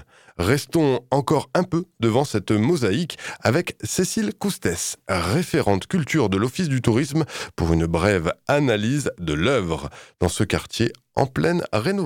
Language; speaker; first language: French; native; French